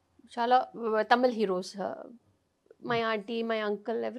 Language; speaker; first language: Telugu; non-native, local second language; Tamil